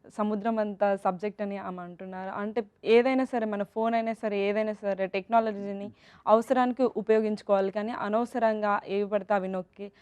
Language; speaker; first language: Telugu; native; Telugu